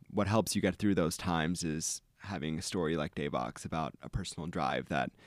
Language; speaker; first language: English; native; English